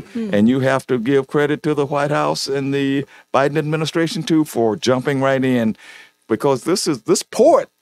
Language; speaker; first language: English; native; English